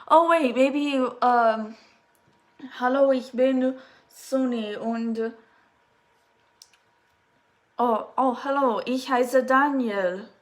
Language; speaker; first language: German; non-native, learner; English